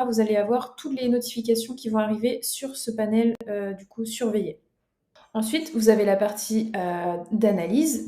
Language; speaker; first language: French; native; French